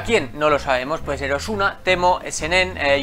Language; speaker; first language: Spanish; native; Spanish